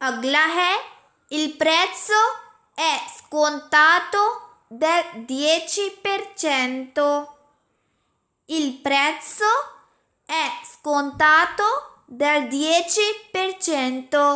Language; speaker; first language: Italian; non-native, fluent; Urdu